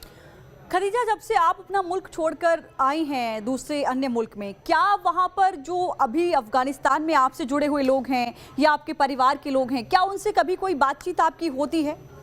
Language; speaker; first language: Hindi; native; Hindi